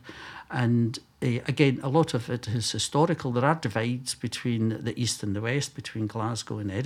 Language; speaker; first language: English; native; English